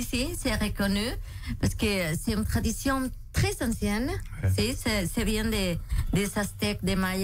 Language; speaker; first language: French; non-native, local second language; Spanish